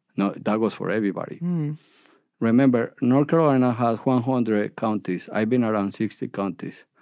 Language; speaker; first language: English; non-native, fluent; Spanish